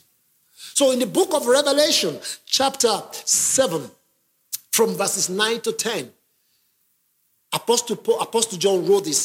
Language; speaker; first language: English; non-native, local second language; Yoruba